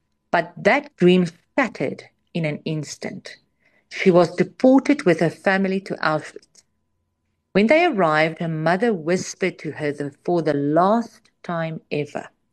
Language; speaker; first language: English; non-native, local second language; Afrikaans